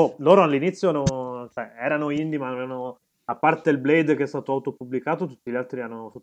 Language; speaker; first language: Italian; native; Italian